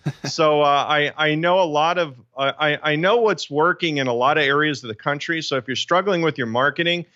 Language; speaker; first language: English; native; English